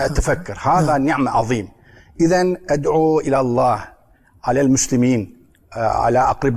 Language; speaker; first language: Arabic; non-native, learner; Turkish